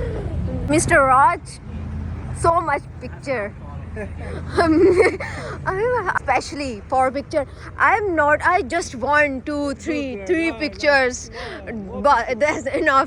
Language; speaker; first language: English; non-native, learner; Urdu